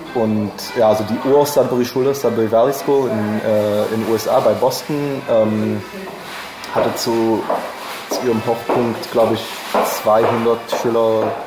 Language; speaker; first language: German; non-native, fluent; English